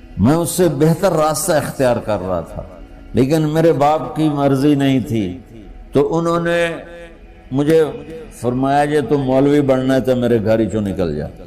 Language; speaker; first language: Urdu; non-native, local second language; Punjabi